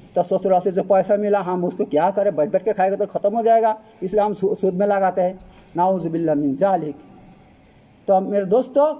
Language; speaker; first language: Hindi; non-native, fluent; Bangla